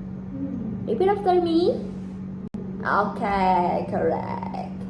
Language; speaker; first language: English; non-native, fluent; Indonesian